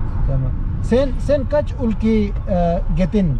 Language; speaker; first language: Turkish; non-native, learner; Urdu